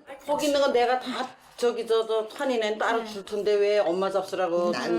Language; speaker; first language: Korean; native; Korean